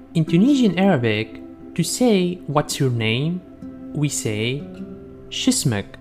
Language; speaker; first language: English; non-native, fluent; Arabic